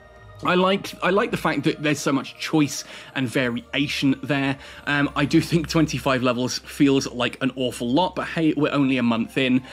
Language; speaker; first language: English; native; English